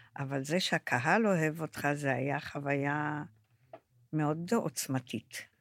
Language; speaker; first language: Hebrew; non-native, fluent; Romanian